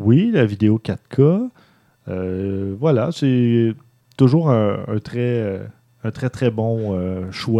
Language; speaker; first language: French; native; French